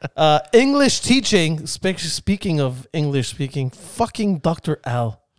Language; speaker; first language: English; early bilingual, other home language; Spanish